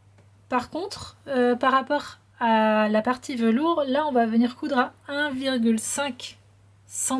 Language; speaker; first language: French; native; French